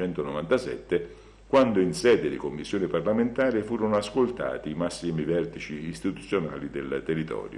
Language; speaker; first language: Italian; native; Italian